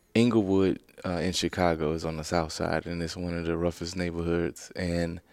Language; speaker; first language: English; native; English